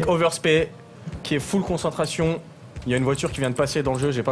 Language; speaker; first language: French; native; French